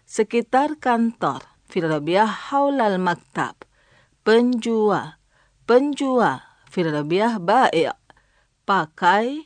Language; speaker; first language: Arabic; non-native, fluent; Indonesian